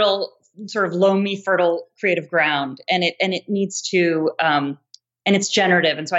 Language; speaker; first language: English; native; English